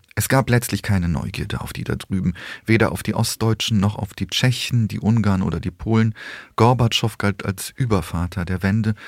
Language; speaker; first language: German; early bilingual, other home language; Polish